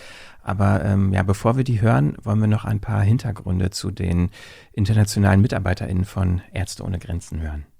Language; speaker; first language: German; native; German